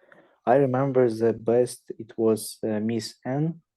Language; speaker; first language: English; non-native, learner; Ukrainian